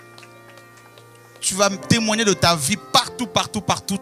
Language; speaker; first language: French; non-native, local second language; Lingala